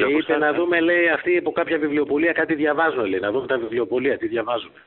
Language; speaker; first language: Greek; native; Greek